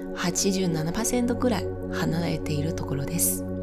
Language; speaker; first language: Japanese; non-native, fluent; Chinese